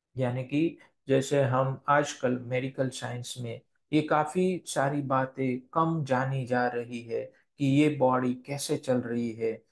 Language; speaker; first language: Hindi; non-native, local second language; Gujarati